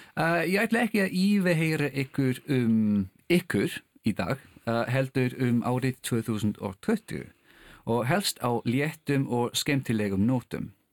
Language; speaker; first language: Icelandic; non-native, fluent; English